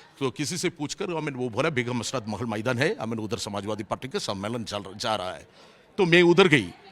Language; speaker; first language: Hindi; non-native, local second language; Malayalam